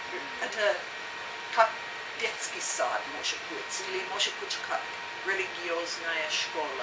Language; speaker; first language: Russian; non-native, learner; English